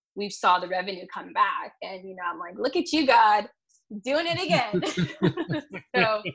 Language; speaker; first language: English; native; English